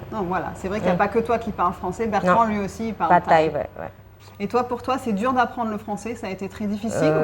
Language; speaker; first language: French; native; French